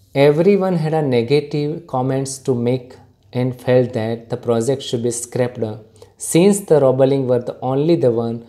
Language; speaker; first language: English; non-native, local second language; Gujarati